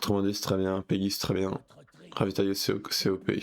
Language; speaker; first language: French; native; French